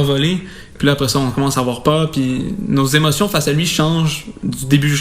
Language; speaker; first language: French; native; French